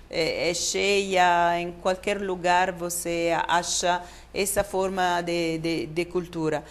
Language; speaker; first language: Portuguese; non-native, fluent; Italian